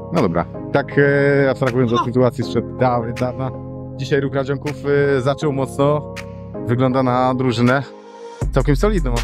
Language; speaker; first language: Polish; native; Polish